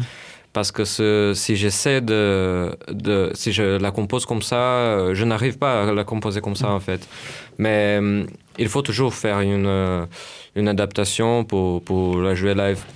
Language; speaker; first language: French; non-native, fluent; Portuguese